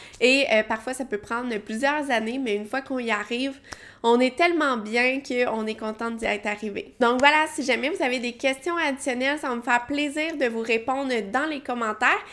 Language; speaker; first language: French; native; French